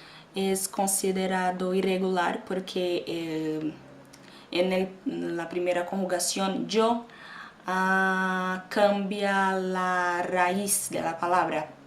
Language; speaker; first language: Spanish; non-native, fluent; Portuguese